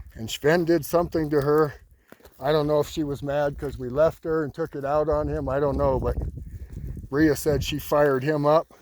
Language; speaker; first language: English; native; English